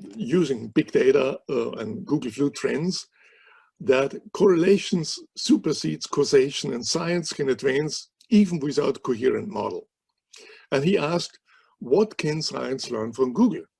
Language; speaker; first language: English; non-native, fluent; German